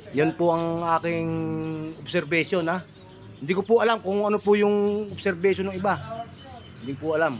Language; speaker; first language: Filipino; non-native, local second language; Waray